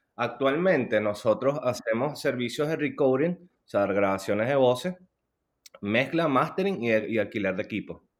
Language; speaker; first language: Spanish; native; Spanish